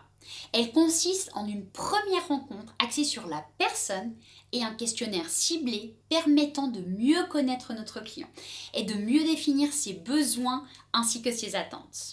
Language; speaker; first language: French; native; French